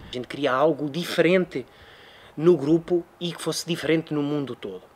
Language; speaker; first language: Portuguese; native; Portuguese